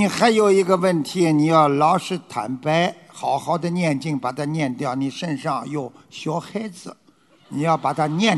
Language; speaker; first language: Chinese; native; Chinese